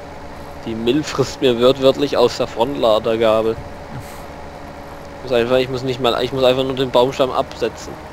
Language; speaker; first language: German; native; German